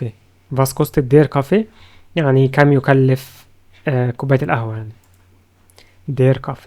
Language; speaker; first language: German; non-native, fluent; Arabic